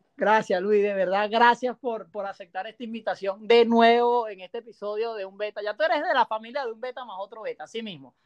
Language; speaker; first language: Spanish; native; Spanish